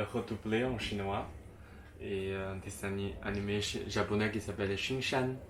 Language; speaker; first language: French; non-native, fluent; Chinese